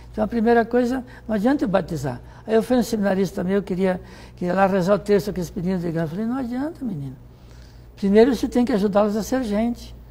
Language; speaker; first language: Portuguese; native; Portuguese